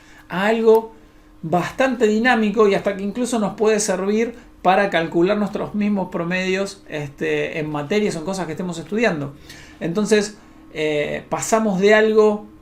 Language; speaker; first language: Spanish; native; Spanish